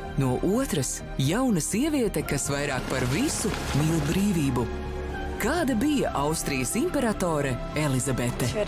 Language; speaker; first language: Latvian; native; Latvian